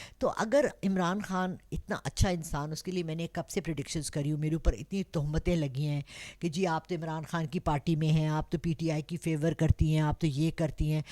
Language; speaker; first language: Urdu; non-native, local second language; Pashto